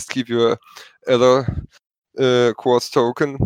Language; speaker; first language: English; non-native, fluent; German